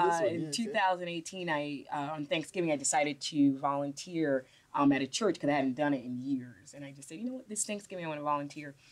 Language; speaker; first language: English; native; English